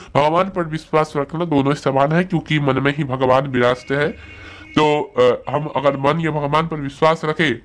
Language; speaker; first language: Hindi; non-native, local second language; Bangla